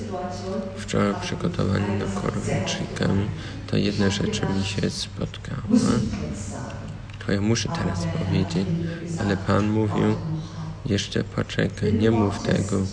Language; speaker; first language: Polish; early bilingual, heritage; Polish